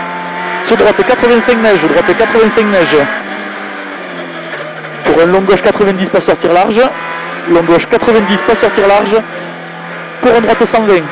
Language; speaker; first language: French; native; French